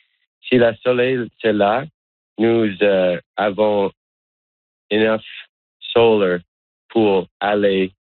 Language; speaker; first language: French; non-native, learner; English